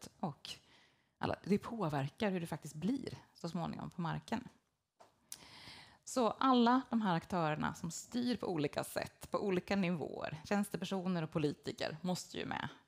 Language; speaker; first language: Swedish; native; Swedish